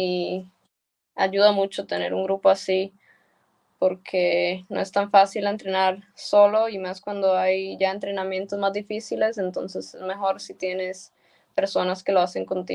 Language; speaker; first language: Spanish; early bilingual, heritage; Spanish